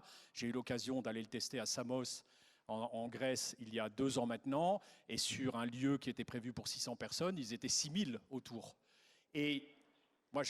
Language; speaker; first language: French; native; French